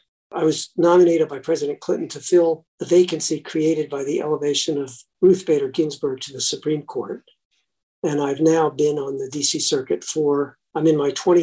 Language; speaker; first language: English; native; English